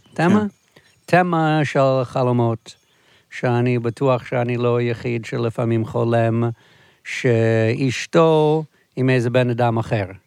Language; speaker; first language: Hebrew; non-native, fluent; English